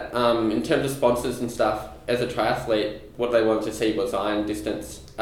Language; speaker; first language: English; native; English